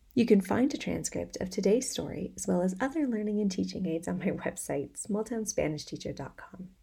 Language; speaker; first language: English; native; English